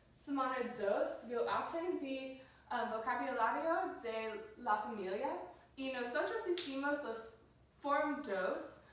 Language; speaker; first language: Spanish; non-native, learner; English